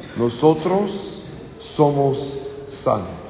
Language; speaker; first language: Spanish; non-native, learner; English